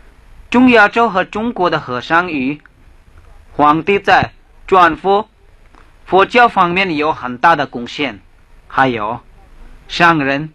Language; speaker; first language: Chinese; non-native, fluent; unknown